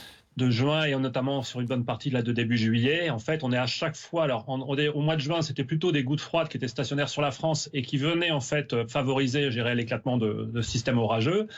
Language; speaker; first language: French; native; French